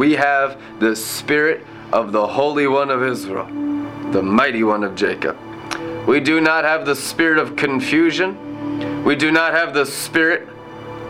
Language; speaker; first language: English; native; English